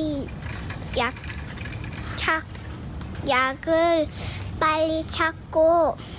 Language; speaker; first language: Korean; early bilingual, heritage; English